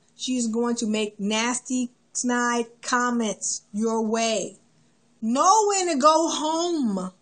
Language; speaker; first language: English; native; English